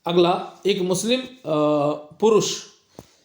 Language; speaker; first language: Hindi; native; Hindi